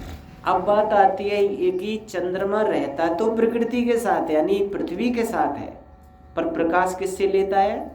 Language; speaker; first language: Hindi; native; Hindi